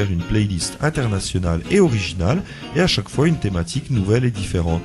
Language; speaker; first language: French; native; French